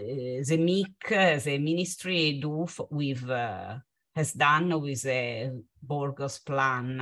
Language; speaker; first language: English; non-native, fluent; Italian